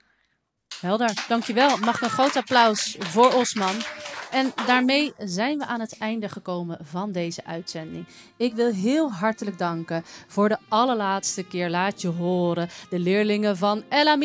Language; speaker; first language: Dutch; native; Dutch